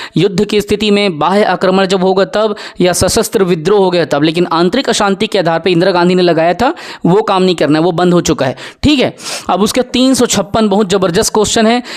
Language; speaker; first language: Hindi; native; Hindi